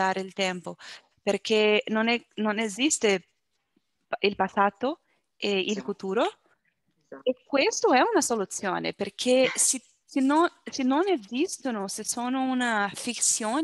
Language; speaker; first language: Italian; non-native, learner; Portuguese